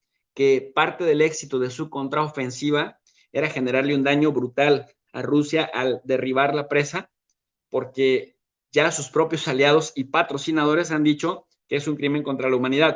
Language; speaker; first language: Spanish; native; Spanish